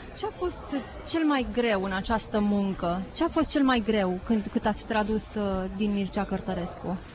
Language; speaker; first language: Romanian; native; Romanian